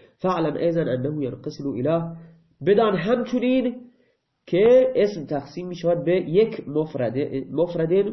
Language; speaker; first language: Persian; non-native, local second language; Baluchi